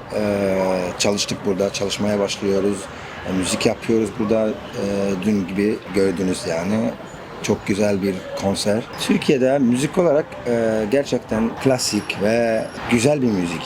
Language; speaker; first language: Turkish; non-native, learner; Arabic